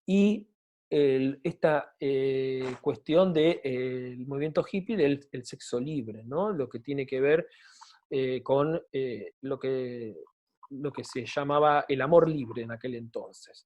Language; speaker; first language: Spanish; native; Spanish